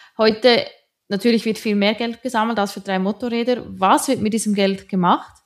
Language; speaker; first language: German; native; German